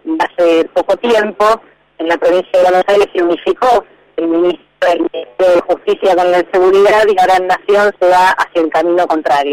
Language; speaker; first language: Spanish; native; Spanish